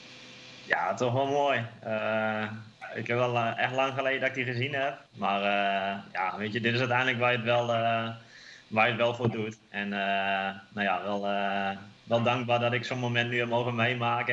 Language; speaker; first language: Dutch; native; Dutch